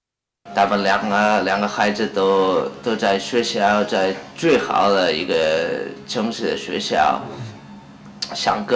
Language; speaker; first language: Chinese; non-native, fluent; Spanish